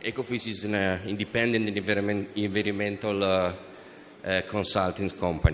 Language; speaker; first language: English; non-native, fluent; Italian